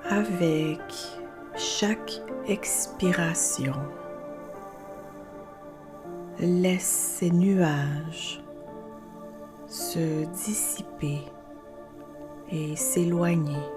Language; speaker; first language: French; native; French